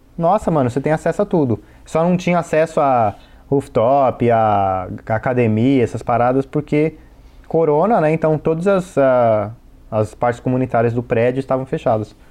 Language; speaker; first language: Portuguese; native; Portuguese